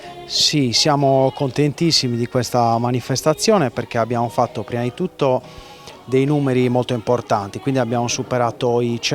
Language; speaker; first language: Italian; native; Italian